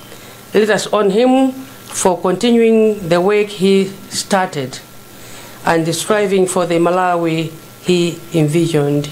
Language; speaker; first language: English; non-native, local second language; Nyanja